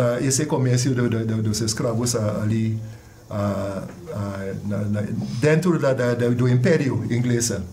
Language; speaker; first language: Portuguese; non-native, fluent; English